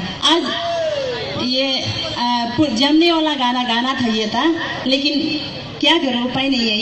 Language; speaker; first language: Hindi; non-native, local second language; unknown